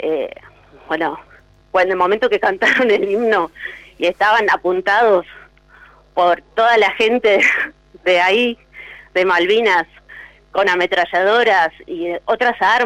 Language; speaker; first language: Spanish; native; Spanish